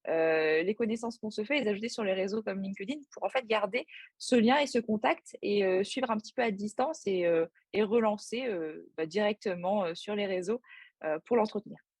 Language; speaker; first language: French; native; French